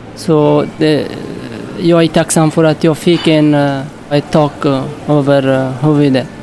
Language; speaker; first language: Swedish; non-native, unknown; Persian